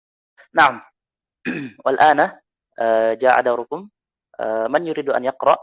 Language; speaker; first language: Arabic; non-native, fluent; Indonesian